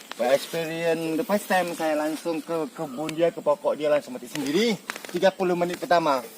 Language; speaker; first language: Malay; non-native, local second language; Achinese